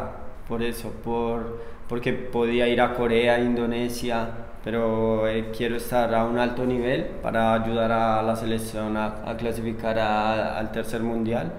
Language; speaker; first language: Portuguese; non-native, learner; Spanish